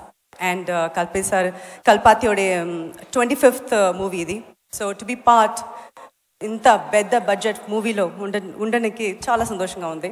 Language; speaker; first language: Telugu; non-native, local second language; Tamil